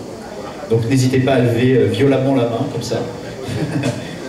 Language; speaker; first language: French; native; French